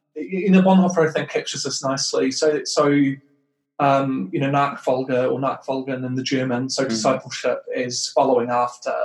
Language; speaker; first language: English; native; English